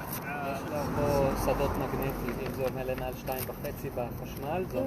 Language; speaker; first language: Hebrew; native; Hebrew